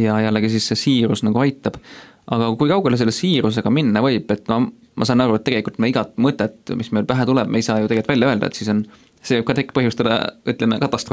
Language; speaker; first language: Estonian; native; Estonian